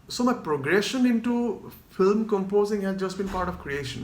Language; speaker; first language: English; non-native, local second language; Assamese